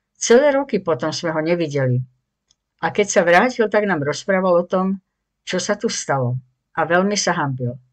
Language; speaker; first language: Slovak; native; Slovak